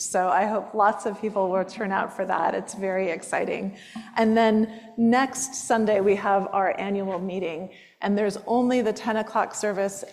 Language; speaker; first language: English; native; English